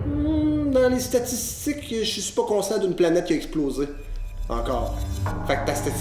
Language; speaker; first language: French; native; French